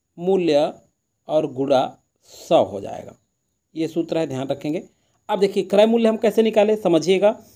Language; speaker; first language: Hindi; native; Hindi